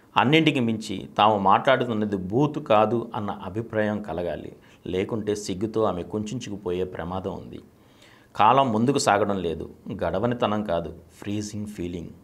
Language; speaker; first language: Telugu; native; Telugu